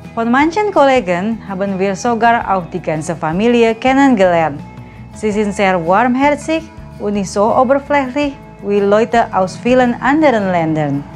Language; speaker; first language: German; non-native, fluent; Indonesian